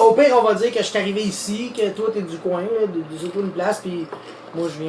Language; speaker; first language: French; native; French